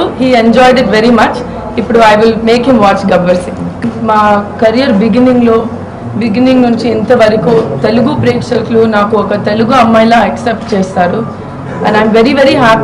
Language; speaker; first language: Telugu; non-native, local second language; Tamil